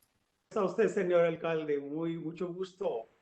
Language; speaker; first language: Spanish; non-native, fluent; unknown